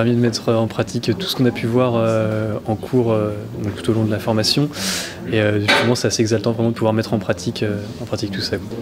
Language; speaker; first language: French; native; French